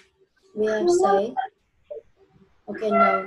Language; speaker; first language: English; non-native, fluent; Vietnamese